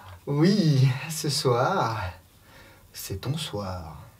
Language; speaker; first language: French; native; French